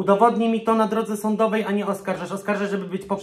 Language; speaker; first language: Polish; native; Polish